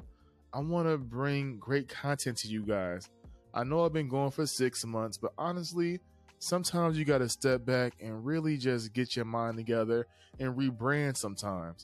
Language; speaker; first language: English; native; English